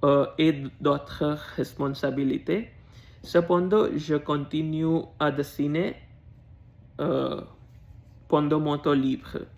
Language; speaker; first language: French; non-native, learner; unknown